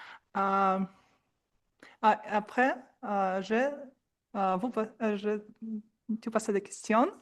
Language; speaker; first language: French; non-native, learner; Russian